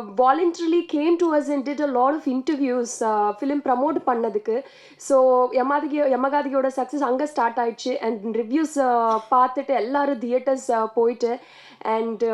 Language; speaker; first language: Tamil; non-native, learner; Telugu